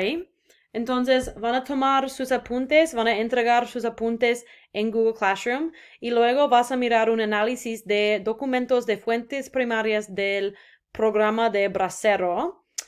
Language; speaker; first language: Spanish; non-native, fluent; English